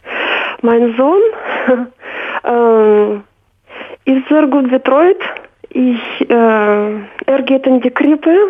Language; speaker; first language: German; non-native, fluent; Russian